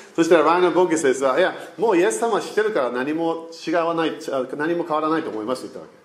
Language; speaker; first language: Japanese; native; Japanese